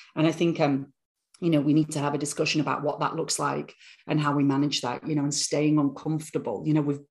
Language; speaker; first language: English; native; English